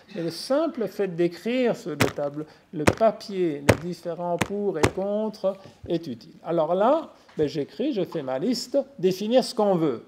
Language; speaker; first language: French; native; French